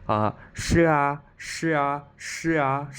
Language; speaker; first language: Chinese; non-native, fluent; Khmer